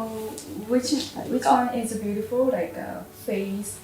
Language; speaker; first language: English; non-native, learner; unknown